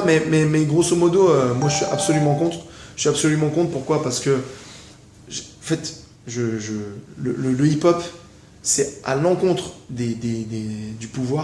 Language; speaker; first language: French; native; French